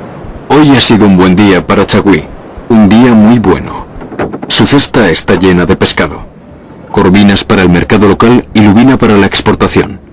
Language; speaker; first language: Spanish; native; Spanish